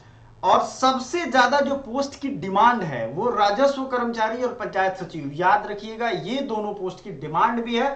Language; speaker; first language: Hindi; native; Hindi